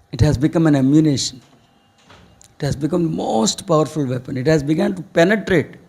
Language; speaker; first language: English; non-native, local second language; Telugu